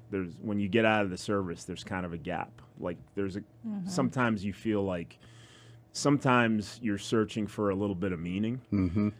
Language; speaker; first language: English; native; English